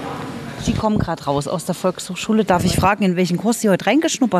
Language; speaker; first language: German; native; German